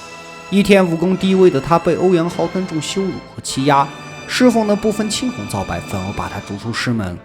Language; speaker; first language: Chinese; native; Chinese